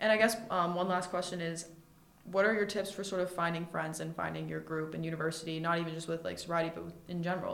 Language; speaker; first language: English; native; English